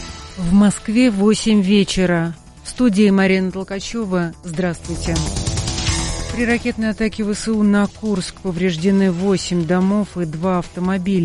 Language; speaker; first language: Russian; native; Russian